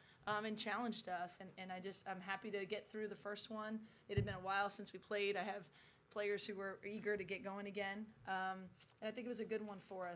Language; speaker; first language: English; native; English